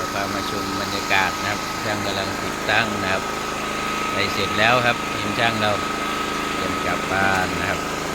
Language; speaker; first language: Thai; native; Thai